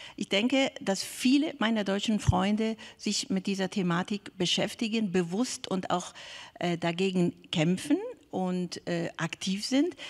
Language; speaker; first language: German; non-native, fluent; Persian